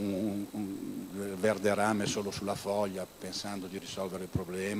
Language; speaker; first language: Italian; native; Italian